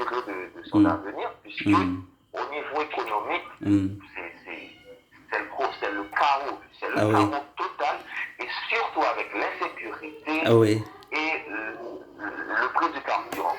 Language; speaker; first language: French; non-native, local second language; Haitian Creole